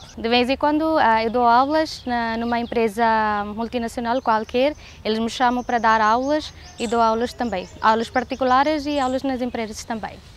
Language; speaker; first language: Portuguese; non-native, fluent; Hindi